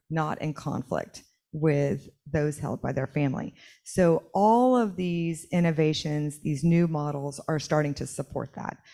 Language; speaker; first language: English; native; English